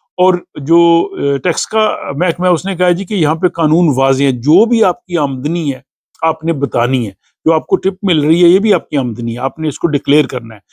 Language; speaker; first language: Urdu; non-native, local second language; Punjabi